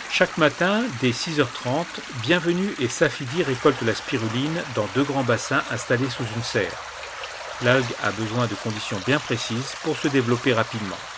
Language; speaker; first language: French; native; French